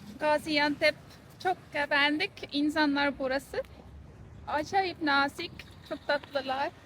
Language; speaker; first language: Turkish; non-native, fluent; Estonian